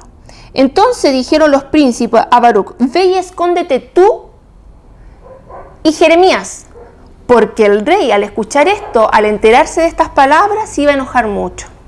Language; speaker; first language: Spanish; native; Spanish